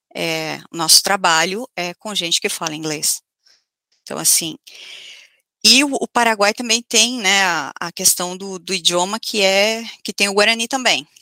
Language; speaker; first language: Portuguese; native; Portuguese